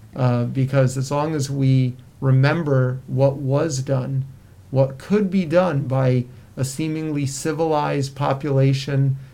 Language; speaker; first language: English; native; English